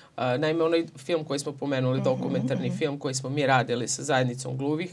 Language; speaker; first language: Serbian; native; Serbian